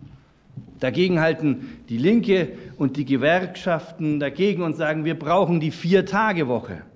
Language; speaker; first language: German; native; German